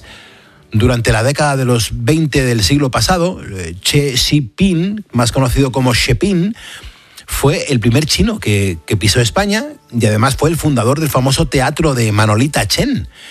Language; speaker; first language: Spanish; native; Spanish